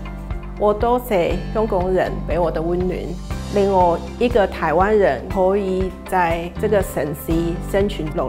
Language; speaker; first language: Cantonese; non-native, learner; Chinese